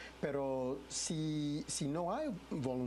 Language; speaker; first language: Spanish; non-native, fluent; English